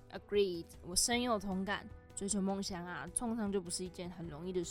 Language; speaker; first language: Chinese; native; Chinese